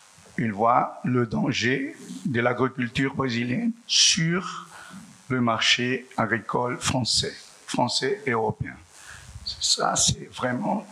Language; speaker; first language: French; non-native, fluent; Portuguese